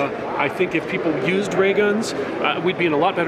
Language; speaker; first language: English; native; English